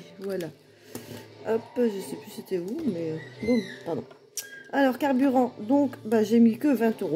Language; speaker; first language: French; native; French